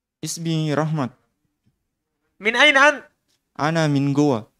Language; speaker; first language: Arabic; non-native, learner; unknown